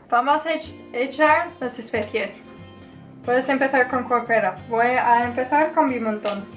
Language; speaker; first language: Spanish; non-native, fluent; English